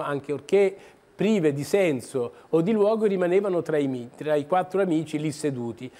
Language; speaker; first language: Italian; native; Italian